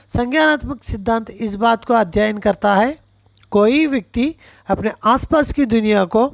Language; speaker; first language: Hindi; non-native, local second language; Telugu